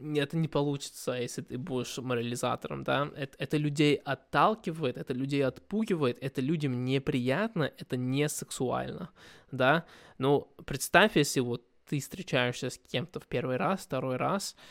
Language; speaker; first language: Russian; early bilingual, other home language; English